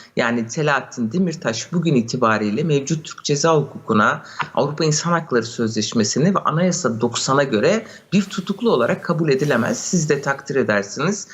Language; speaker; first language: Turkish; non-native, local second language; Kurdish